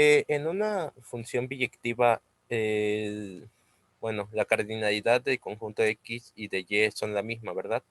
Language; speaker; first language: Spanish; native; Spanish